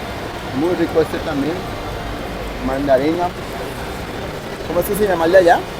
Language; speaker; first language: Spanish; native; Spanish